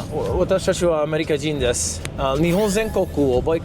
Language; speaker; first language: Japanese; non-native, learner; English